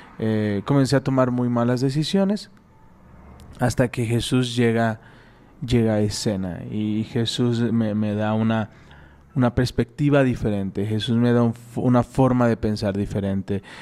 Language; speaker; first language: Spanish; native; Spanish